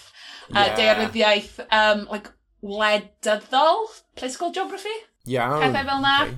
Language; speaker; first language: Welsh; non-native, local second language; English